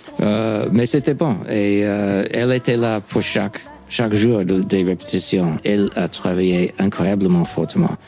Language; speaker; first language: French; non-native, fluent; English